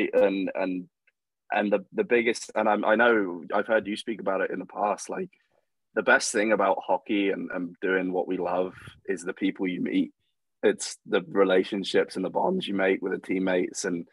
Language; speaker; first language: English; native; English